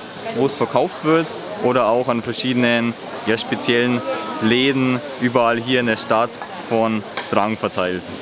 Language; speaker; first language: German; native; German